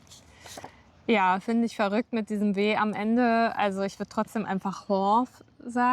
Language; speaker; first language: German; native; German